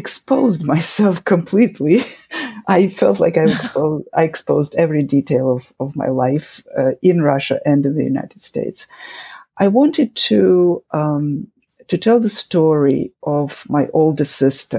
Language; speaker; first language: English; non-native, fluent; Russian